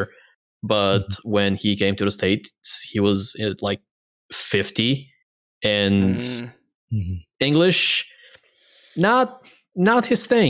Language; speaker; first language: English; non-native, fluent; Bulgarian